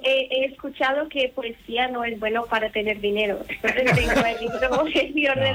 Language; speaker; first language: Spanish; non-native, learner; Portuguese